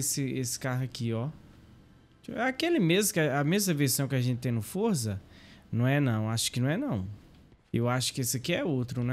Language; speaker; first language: Portuguese; native; Portuguese